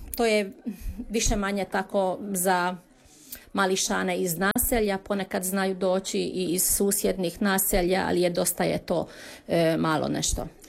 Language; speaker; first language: Serbian; early bilingual, heritage; Croatian